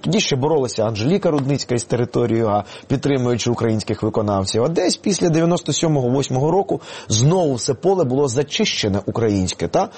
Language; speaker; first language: Ukrainian; non-native, local second language; Russian